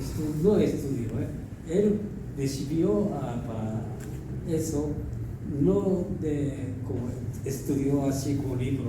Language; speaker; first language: Spanish; non-native, learner; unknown